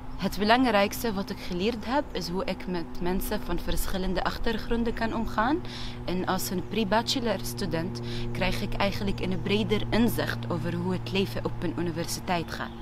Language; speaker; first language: Dutch; non-native, fluent; Arabic